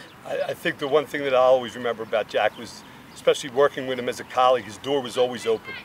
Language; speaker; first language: English; native; English